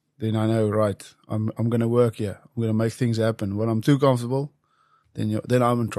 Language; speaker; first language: English; non-native, local second language; Afrikaans